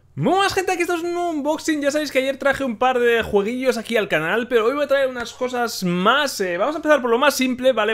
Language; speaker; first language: Spanish; native; Spanish